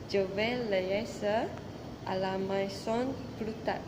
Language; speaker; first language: French; non-native, learner; Malay